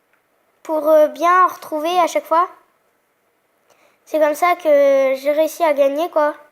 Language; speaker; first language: French; native; French